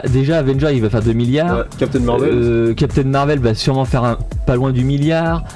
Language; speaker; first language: French; native; French